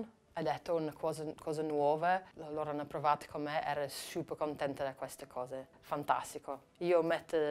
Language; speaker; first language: Italian; non-native, learner; English